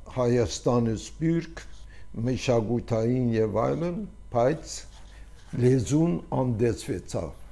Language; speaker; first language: Armenian; early bilingual, heritage; Armenian